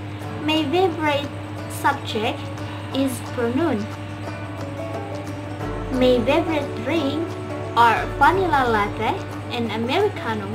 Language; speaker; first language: English; non-native, learner; Indonesian